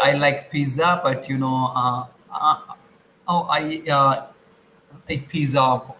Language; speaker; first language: English; non-native, learner; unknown